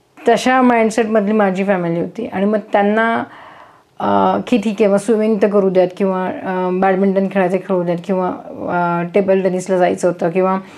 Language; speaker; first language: Marathi; native; Marathi